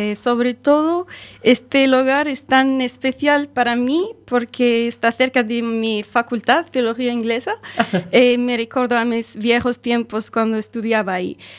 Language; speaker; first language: Spanish; non-native, learner; Arabic